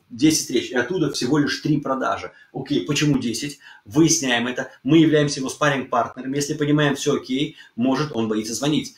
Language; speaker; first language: Russian; early bilingual, heritage; Russian